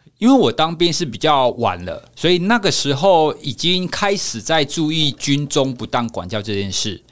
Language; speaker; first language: Chinese; native; Chinese